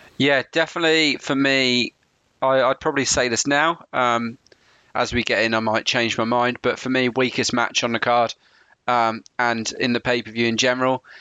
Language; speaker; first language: English; native; English